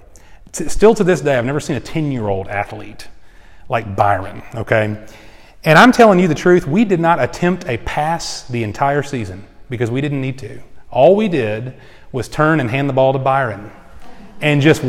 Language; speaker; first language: English; native; English